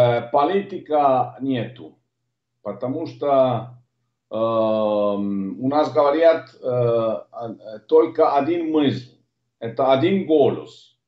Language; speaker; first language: Russian; non-native, learner; Italian